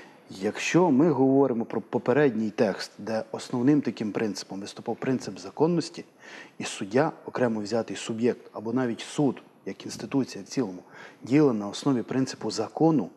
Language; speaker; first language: Ukrainian; native; Ukrainian